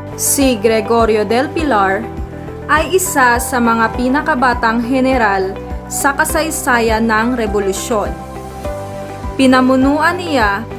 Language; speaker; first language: Filipino; non-native, local second language; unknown